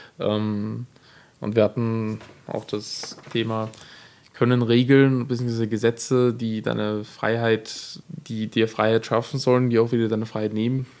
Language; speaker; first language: German; native; German